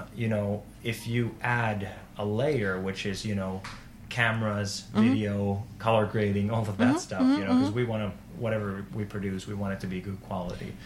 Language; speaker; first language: English; non-native, fluent; Finnish